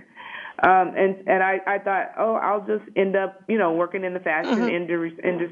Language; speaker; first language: English; native; English